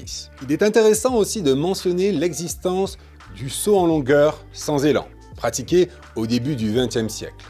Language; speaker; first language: French; native; French